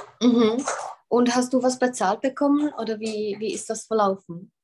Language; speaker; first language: German; non-native, fluent; Czech